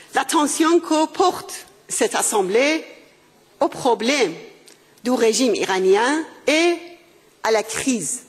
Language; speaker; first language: French; non-native, fluent; Persian